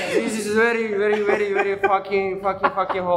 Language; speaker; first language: English; non-native, learner; Tajik